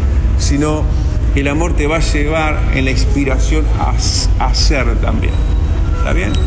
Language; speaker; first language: Spanish; native; Spanish